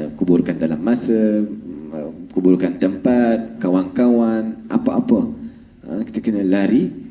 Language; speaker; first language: Malay; non-native, fluent; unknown